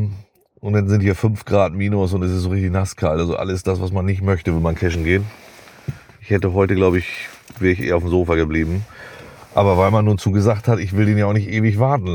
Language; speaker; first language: German; native; German